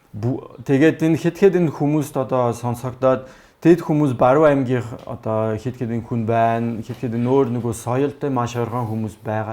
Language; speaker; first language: Mongolian; non-native, fluent; French